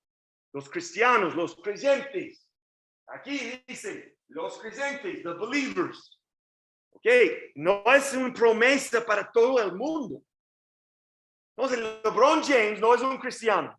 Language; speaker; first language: Spanish; non-native, learner; English